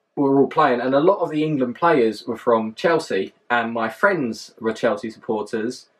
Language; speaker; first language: English; native; English